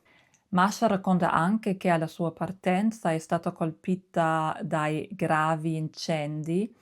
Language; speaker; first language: Italian; non-native, fluent; German